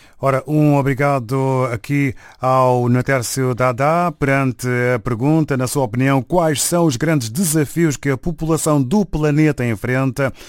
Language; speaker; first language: Portuguese; native; Portuguese